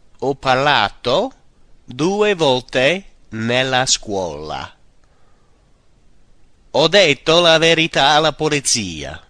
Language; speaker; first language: Italian; non-native, fluent; English